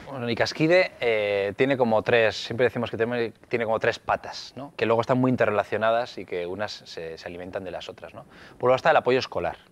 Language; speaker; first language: Spanish; native; Spanish